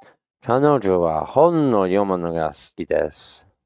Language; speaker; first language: Japanese; non-native, learner; English